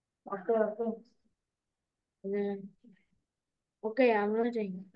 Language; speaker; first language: English; non-native, learner; Vietnamese